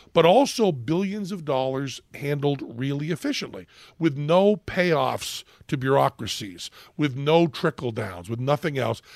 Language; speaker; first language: English; native; English